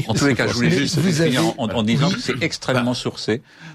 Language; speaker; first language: French; native; French